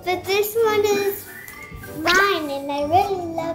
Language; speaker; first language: English; early bilingual, heritage; Indonesian